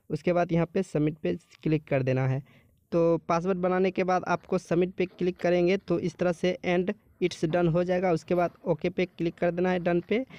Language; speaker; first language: Hindi; native; Hindi